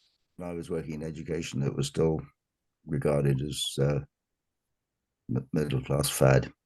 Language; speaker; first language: English; native; English